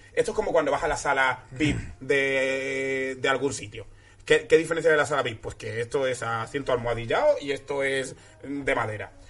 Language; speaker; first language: Spanish; early bilingual, other home language; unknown